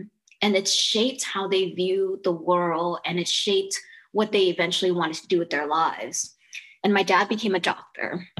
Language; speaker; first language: English; early bilingual, other home language; Lao